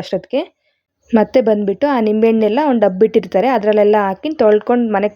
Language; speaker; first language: Kannada; native; Kannada